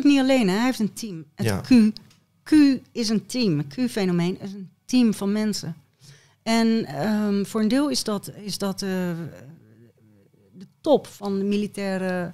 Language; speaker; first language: Dutch; native; Dutch